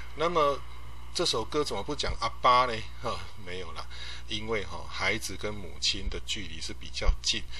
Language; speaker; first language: Chinese; non-native, local second language; Min Nan Chinese